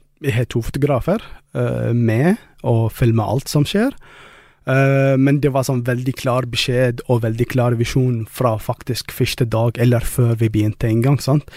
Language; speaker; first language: Norwegian; non-native, fluent; Arabic